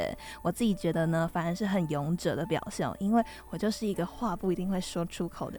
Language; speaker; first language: Chinese; native; Chinese